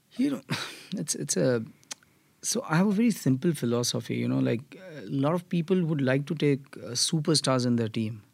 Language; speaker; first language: English; non-native, local second language; Gujarati